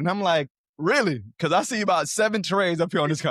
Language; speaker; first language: English; native; English